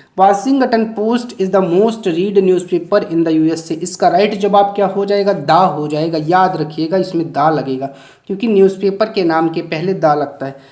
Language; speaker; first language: Hindi; native; Hindi